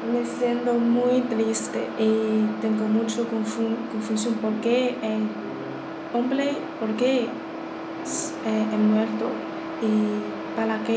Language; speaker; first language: Spanish; non-native, learner; Chinese